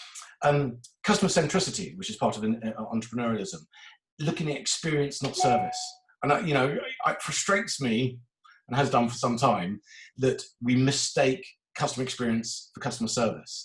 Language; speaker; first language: English; native; English